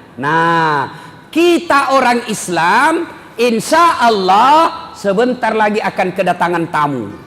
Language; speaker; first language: Indonesian; non-native, local second language; Buginese